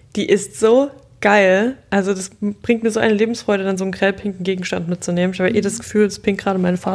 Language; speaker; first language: German; native; German